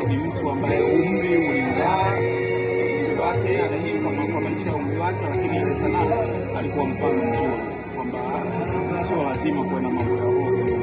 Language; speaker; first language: Swahili; native; Swahili